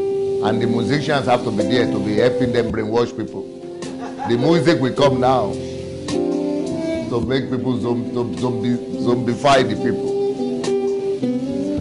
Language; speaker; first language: English; non-native, local second language; Yoruba